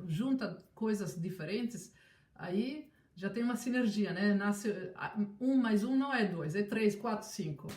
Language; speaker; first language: Portuguese; non-native, fluent; Italian